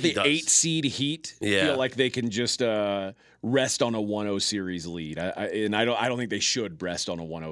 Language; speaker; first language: English; native; English